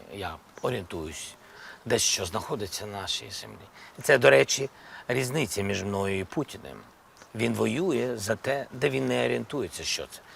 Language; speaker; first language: Ukrainian; non-native, local second language; Russian